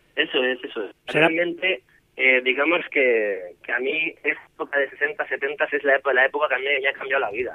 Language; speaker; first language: Spanish; native; Spanish